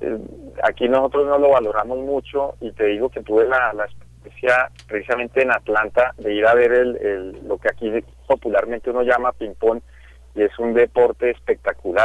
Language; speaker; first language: Spanish; native; Spanish